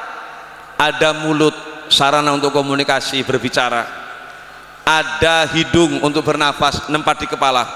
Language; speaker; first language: Indonesian; non-native, local second language; Javanese